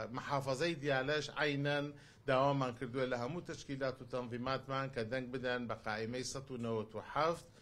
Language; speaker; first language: Central Kurdish; non-native, local second language; Azerbaijani